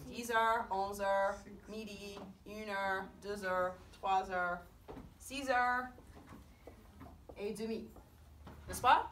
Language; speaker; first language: French; non-native, fluent; English